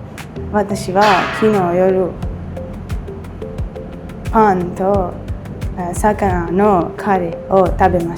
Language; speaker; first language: Japanese; non-native, learner; Sinhala